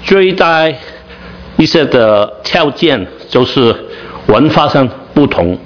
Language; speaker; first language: Chinese; non-native, learner; Cantonese